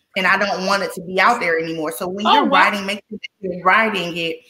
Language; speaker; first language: English; native; English